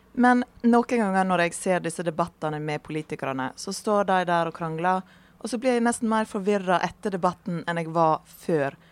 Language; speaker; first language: Norwegian; native; Norwegian